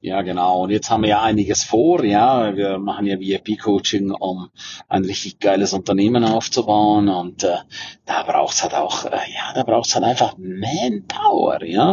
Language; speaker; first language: German; native; German